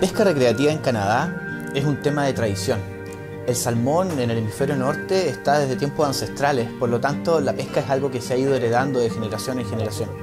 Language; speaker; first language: Spanish; native; Spanish